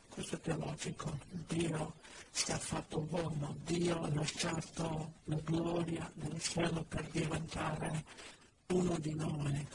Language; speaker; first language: Italian; non-native, fluent; English